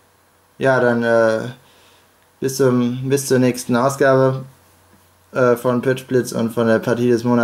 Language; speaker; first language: German; native; German